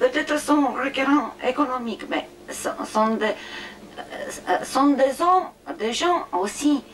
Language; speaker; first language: French; non-native, learner; Romanian